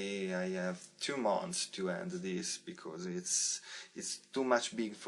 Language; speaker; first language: English; non-native, learner; Italian